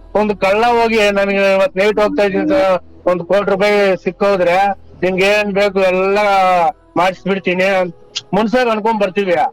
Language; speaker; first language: Kannada; non-native, local second language; Telugu